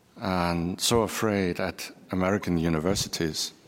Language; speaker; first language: English; non-native, fluent; Danish